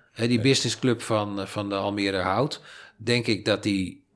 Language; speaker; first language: Dutch; native; Dutch